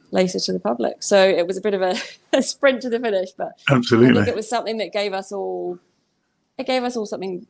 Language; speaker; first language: English; native; English